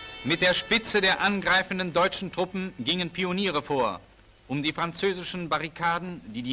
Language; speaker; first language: German; native; German